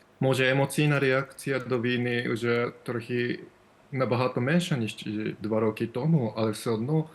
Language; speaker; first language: Ukrainian; non-native, fluent; Japanese